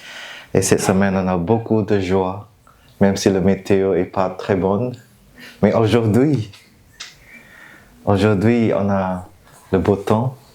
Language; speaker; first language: French; non-native, fluent; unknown